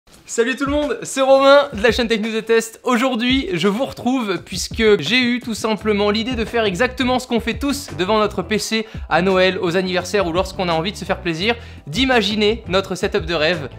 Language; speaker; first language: French; native; French